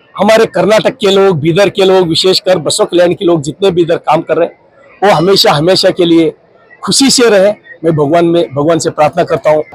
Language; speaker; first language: Hindi; non-native, local second language; Kannada